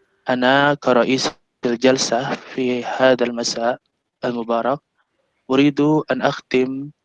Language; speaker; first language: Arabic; non-native, fluent; Indonesian